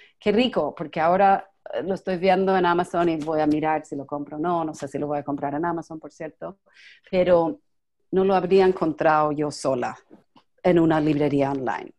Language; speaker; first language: Spanish; non-native, fluent; English